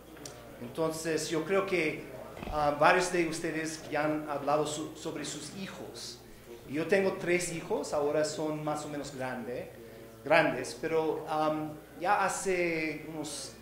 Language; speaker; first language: Spanish; non-native, fluent; English